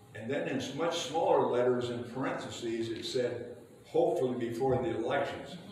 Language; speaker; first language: English; native; English